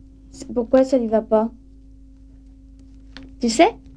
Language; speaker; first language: French; native; French